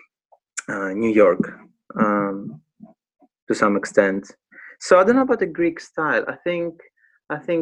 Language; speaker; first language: English; non-native, fluent; Greek